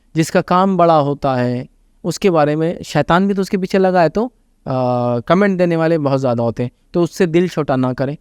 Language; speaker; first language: Urdu; native; Urdu